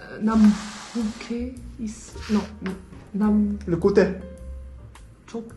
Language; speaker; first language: Korean; non-native, learner; French